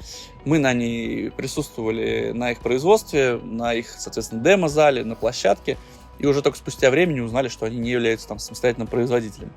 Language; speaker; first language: Russian; native; Russian